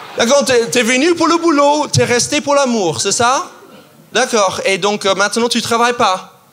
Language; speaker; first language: French; non-native, fluent; English